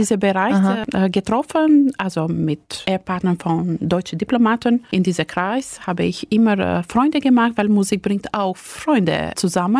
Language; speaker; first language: German; non-native, fluent; Albanian